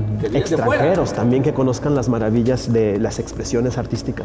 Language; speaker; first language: Spanish; native; Spanish